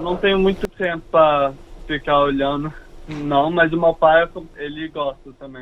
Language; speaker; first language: Portuguese; early bilingual, heritage; English